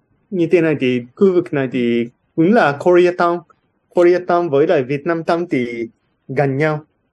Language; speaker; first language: Vietnamese; non-native, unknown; Japanese